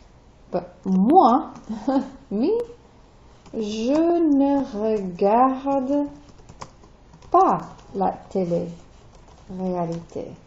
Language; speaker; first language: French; non-native, fluent; English